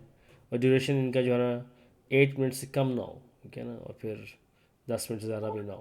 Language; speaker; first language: Urdu; native; Urdu